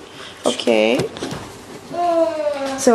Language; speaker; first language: English; non-native, fluent; Russian